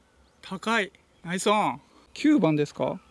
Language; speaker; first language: Japanese; native; Japanese